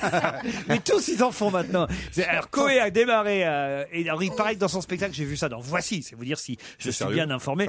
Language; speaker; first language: French; native; French